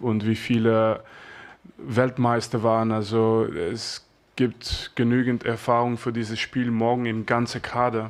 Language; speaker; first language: German; non-native, fluent; French